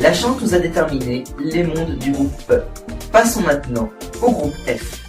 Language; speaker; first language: French; native; French